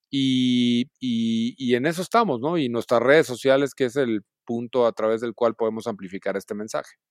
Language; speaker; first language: Spanish; native; Spanish